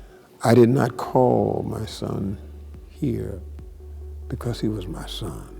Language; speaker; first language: English; native; English